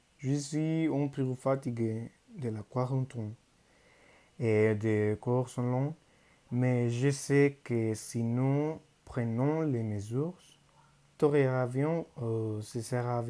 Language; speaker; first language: French; non-native, learner; Spanish